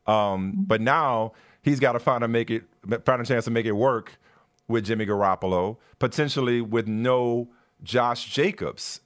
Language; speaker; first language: English; native; English